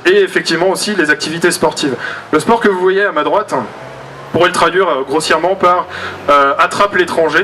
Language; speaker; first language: French; native; French